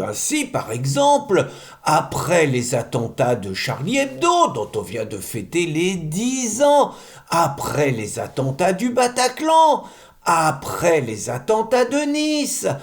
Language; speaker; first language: French; native; French